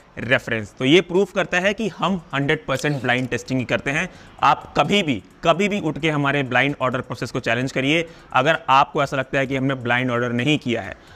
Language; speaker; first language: Hindi; non-native, local second language; Punjabi